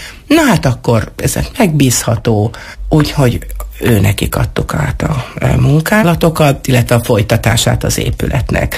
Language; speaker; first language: Hungarian; native; Hungarian